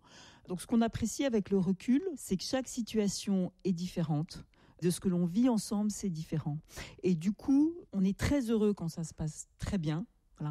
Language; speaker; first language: French; native; French